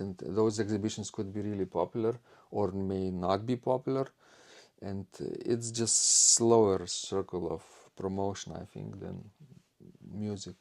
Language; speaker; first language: English; non-native, fluent; Lithuanian